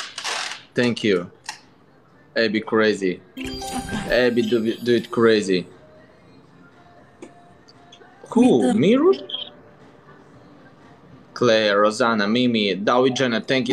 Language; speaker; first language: English; non-native, learner; Russian